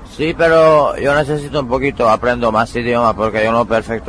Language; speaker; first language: Spanish; non-native, learner; Hungarian